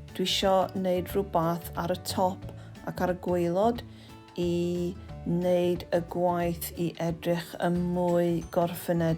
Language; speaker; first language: Welsh; non-native, local second language; English